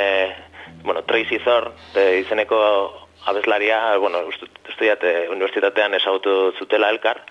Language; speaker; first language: Basque; native; Basque